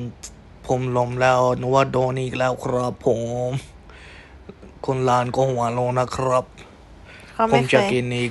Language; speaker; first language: Thai; non-native, fluent; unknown